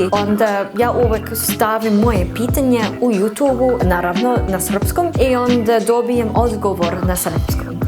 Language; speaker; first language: Serbian; non-native, learner; English